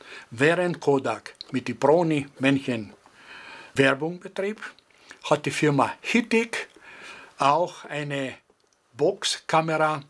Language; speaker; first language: German; non-native, fluent; Greek